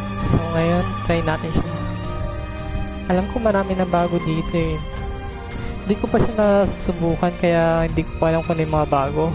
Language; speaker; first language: Filipino; native; Filipino